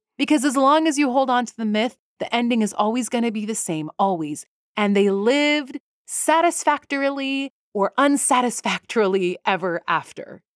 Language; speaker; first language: English; early bilingual, other home language; Persian